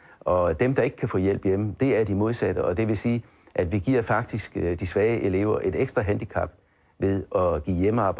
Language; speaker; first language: Danish; native; Danish